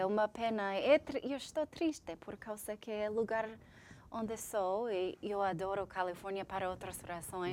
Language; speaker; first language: Portuguese; non-native, learner; English